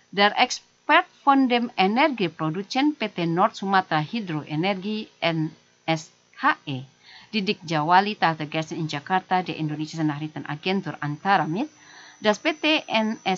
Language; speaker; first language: German; non-native, fluent; Indonesian